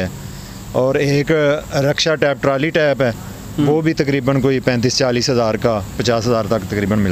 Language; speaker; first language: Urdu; non-native, local second language; Punjabi